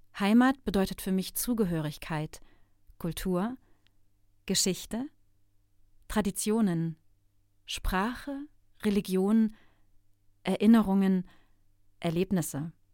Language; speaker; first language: German; non-native, fluent; Turkish